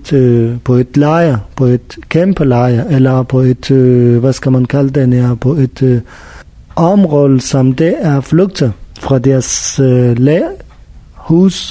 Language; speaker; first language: Danish; non-native, learner; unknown